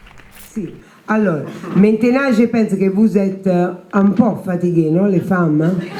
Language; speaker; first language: French; non-native, learner; Italian